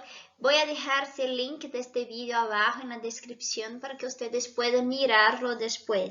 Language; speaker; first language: Spanish; non-native, fluent; Portuguese